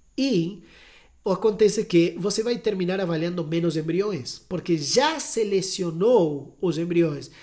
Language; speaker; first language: Portuguese; non-native, fluent; Spanish